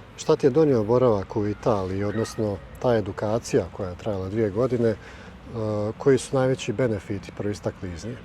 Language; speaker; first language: Bosnian; native; Bosnian